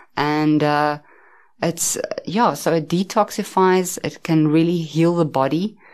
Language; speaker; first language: English; native; English